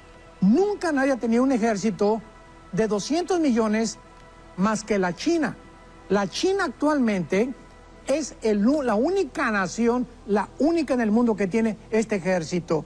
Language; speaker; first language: Spanish; native; Spanish